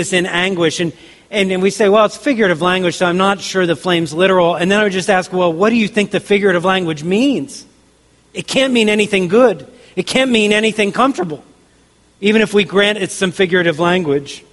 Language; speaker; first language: English; native; English